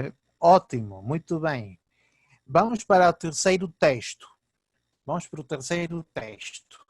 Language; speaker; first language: Portuguese; early bilingual, heritage; Portuguese